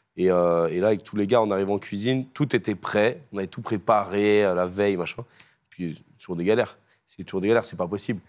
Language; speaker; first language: French; native; French